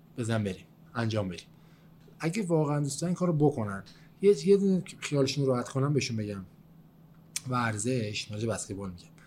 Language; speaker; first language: Persian; native; Persian